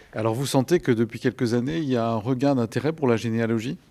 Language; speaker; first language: French; native; French